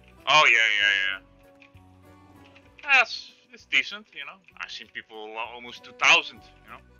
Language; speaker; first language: English; non-native, fluent; Dutch